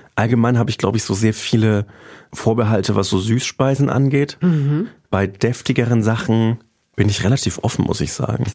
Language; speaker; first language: German; native; German